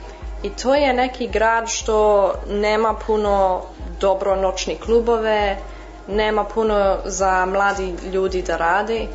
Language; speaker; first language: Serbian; early bilingual, heritage; English